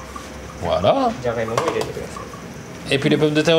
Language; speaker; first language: French; native; French